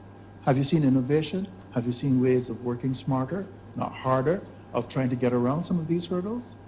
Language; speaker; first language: English; native; English